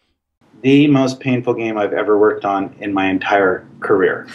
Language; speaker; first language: English; native; English